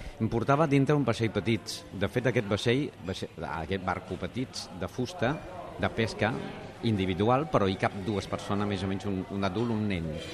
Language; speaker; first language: Catalan; non-native, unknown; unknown